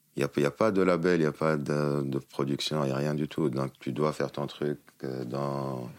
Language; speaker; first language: French; non-native, local second language; Arabic